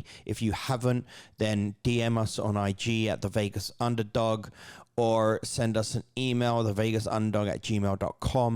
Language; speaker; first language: English; native; English